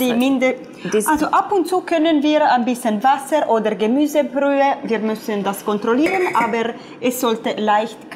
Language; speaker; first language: German; non-native, fluent; Italian